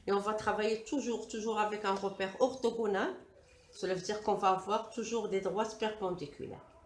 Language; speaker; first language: French; non-native, local second language; Arabic